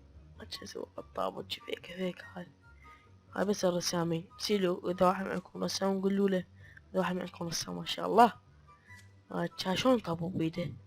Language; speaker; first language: Arabic; native; Arabic